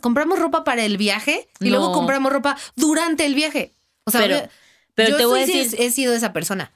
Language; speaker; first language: Spanish; native; Spanish